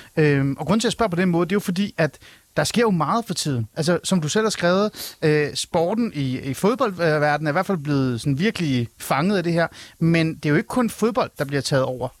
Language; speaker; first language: Danish; early bilingual, other home language; Persian